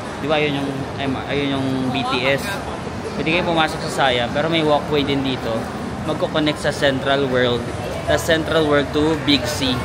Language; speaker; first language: Filipino; native; Filipino